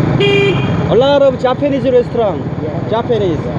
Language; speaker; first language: English; non-native, learner; Korean